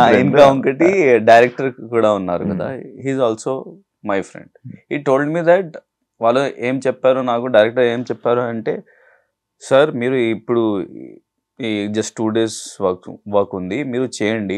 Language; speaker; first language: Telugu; non-native, local second language; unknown